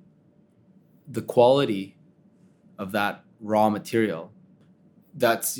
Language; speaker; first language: English; early bilingual, other home language; Spanish